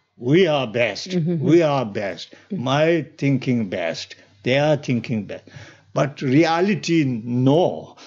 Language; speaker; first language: English; non-native, learner; Tibetan